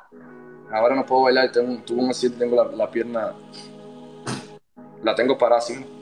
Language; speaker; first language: Spanish; native; Spanish